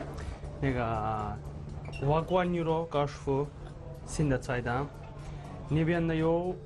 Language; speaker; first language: Chinese; non-native, learner; Azerbaijani